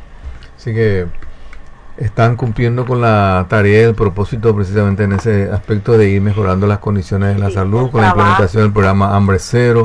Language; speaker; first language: Spanish; native; Spanish